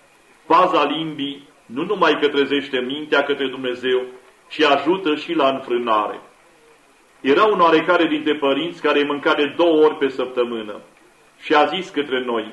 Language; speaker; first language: Romanian; native; Romanian